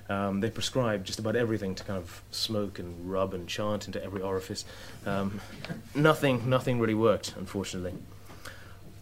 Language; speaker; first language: English; native; English